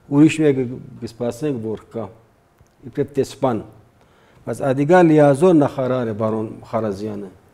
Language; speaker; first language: Armenian; early bilingual, heritage; Armenian